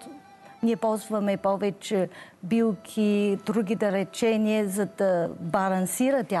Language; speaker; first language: Bulgarian; non-native, learner; Chinese